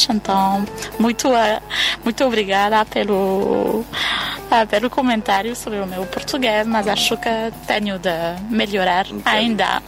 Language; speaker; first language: Portuguese; non-native, fluent; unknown